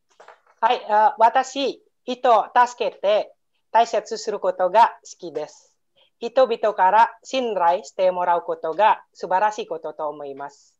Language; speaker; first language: Japanese; non-native, learner; Indonesian